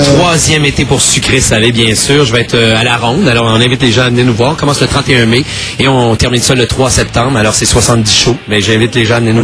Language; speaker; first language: French; native; French